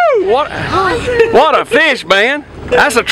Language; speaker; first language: English; native; English